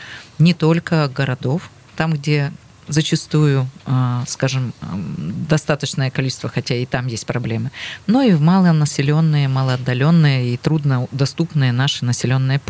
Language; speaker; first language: Russian; native; Russian